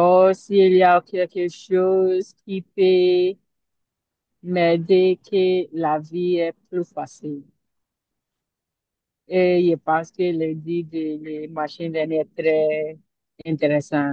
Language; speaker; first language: French; non-native, learner; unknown